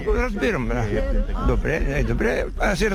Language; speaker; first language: Bulgarian; non-native, learner; Macedonian